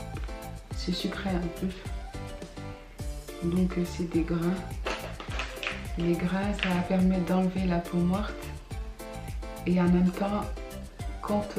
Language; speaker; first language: French; early bilingual, other home language; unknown